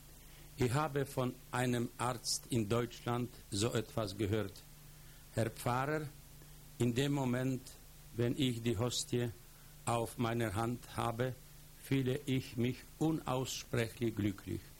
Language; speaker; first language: German; non-native, fluent; Polish